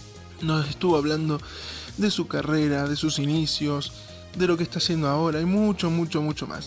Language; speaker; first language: Spanish; native; Spanish